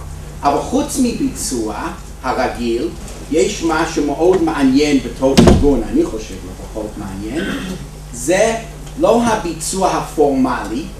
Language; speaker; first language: Hebrew; non-native, fluent; English